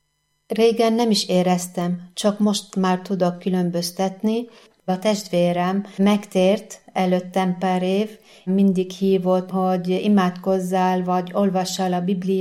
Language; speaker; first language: Hungarian; non-native, learner; Arabic